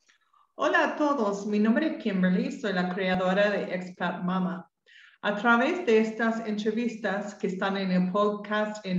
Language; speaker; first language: Spanish; non-native, fluent; English